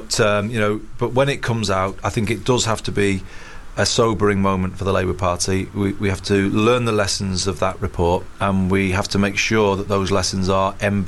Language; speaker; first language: English; native; English